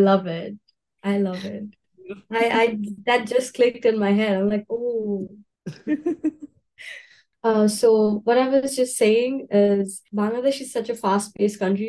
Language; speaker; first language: English; non-native, local second language; Bangla